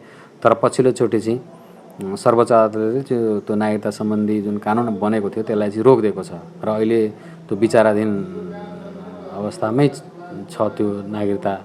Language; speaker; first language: Nepali; native; Nepali